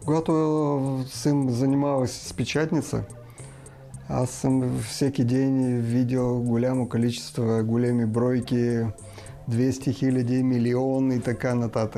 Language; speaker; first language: Bulgarian; non-native, learner; Russian